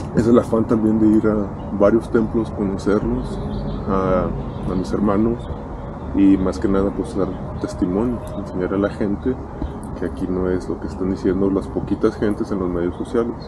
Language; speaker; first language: Spanish; native; Spanish